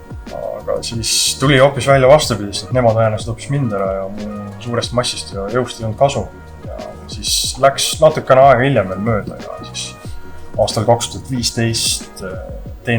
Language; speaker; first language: Estonian; native; Estonian